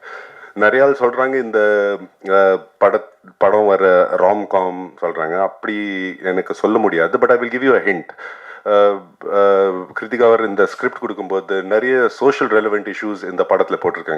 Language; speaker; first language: Tamil; non-native, local second language; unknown